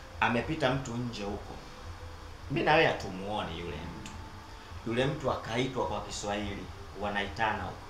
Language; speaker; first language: Swahili; native; Swahili